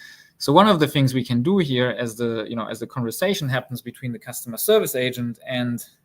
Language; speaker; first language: English; non-native, fluent; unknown